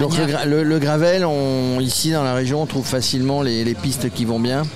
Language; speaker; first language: French; native; French